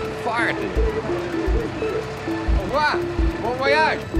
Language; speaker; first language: French; non-native, learner; Dutch